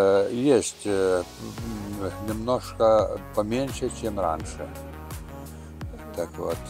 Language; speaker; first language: Russian; non-native, fluent; Lithuanian